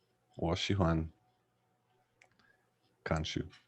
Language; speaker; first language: Chinese; non-native, learner; English